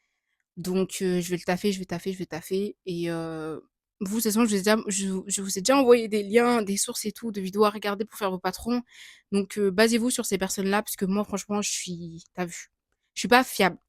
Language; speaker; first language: French; native; French